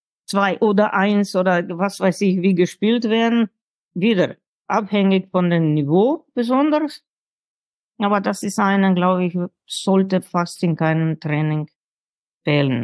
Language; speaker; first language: German; non-native, fluent; Slovenian